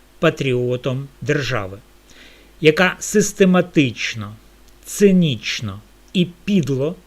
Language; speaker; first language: Ukrainian; non-native, local second language; Russian